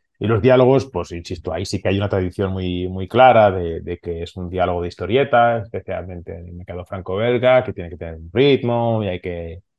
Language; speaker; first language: Spanish; non-native, local second language; Catalan